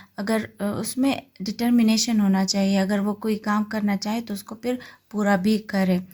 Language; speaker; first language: Urdu; non-native, local second language; Pashto